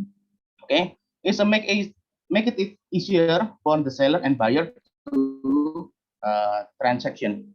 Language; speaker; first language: English; non-native, learner; Indonesian